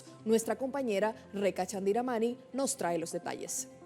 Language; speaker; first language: Spanish; native; Spanish